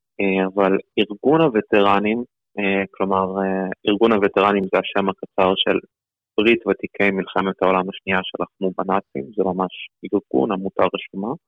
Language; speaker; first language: Hebrew; early bilingual, other home language; Russian